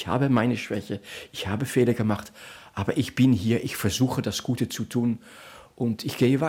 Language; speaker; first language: German; non-native, fluent; Dutch